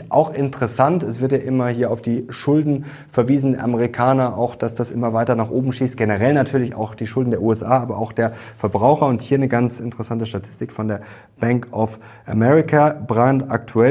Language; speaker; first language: German; native; German